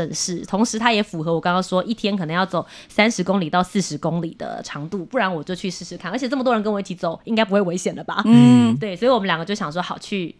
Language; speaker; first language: Chinese; native; Chinese